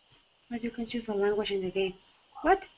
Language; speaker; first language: English; non-native, learner; Spanish